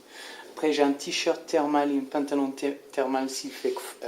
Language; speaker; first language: French; non-native, learner; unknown